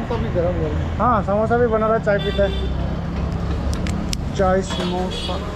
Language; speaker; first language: Hindi; non-native, local second language; Assamese